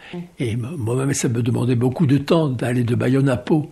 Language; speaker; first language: French; native; French